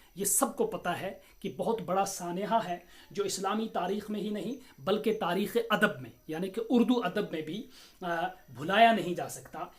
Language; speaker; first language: Urdu; non-native, local second language; Kashmiri